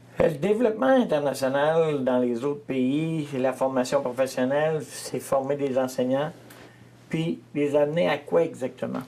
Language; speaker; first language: French; native; French